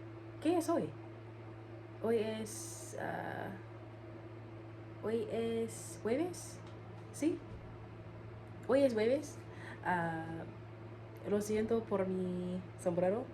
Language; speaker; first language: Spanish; non-native, learner; English